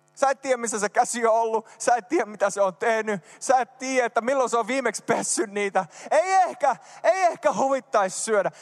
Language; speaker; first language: Finnish; early bilingual, heritage; Finnish